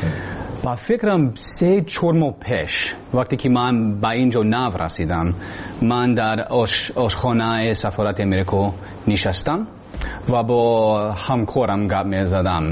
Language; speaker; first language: Persian; non-native, learner; English